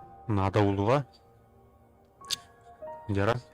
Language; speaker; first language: Russian; non-native, local second language; Yakut